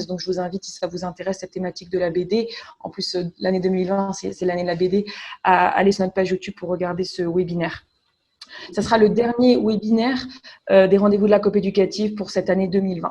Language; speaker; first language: French; native; French